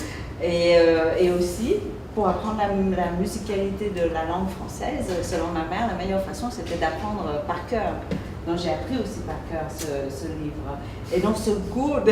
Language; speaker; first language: French; early bilingual, other home language; Vietnamese